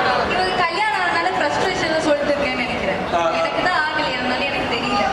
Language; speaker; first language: Tamil; native; Tamil